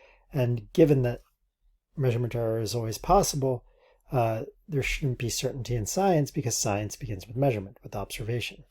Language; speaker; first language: English; native; English